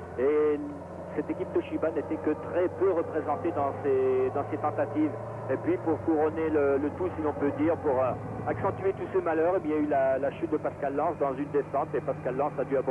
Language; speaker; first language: French; native; French